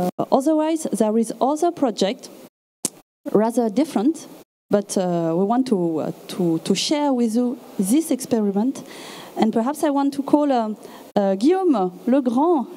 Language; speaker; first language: English; non-native, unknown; French